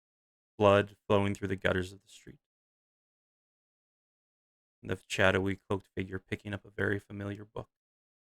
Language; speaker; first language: English; native; English